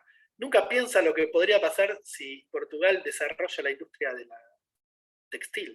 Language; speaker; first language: Spanish; native; Spanish